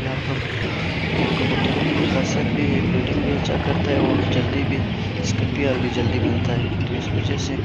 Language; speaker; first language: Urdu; non-native, local second language; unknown